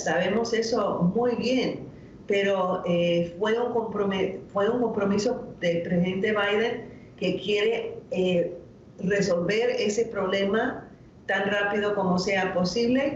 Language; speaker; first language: Spanish; non-native, fluent; English